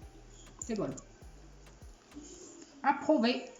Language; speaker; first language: French; non-native, learner; Portuguese